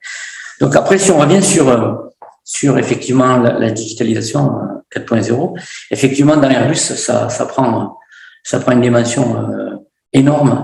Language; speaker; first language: French; native; French